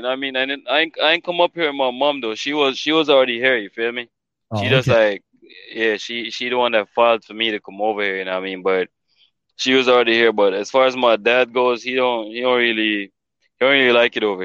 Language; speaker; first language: English; non-native, local second language; Jamaican Creole English